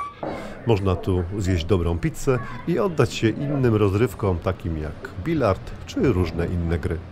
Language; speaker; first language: Polish; native; Polish